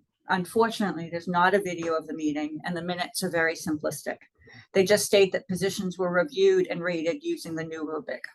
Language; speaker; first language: English; native; English